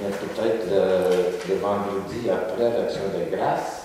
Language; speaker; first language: French; non-native, local second language; English